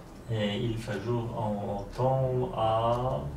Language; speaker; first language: French; non-native, learner; Polish